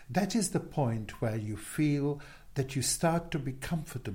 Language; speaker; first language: English; non-native, fluent; Czech